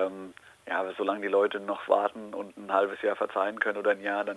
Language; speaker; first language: German; native; German